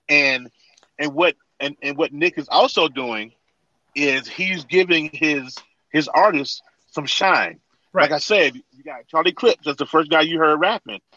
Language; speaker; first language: English; native; English